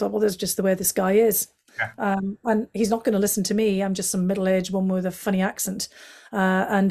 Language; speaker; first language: English; native; English